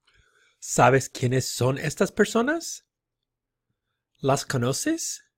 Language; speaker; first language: Spanish; non-native, fluent; English